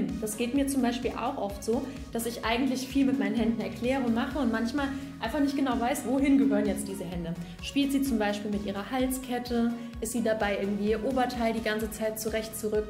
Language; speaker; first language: German; native; German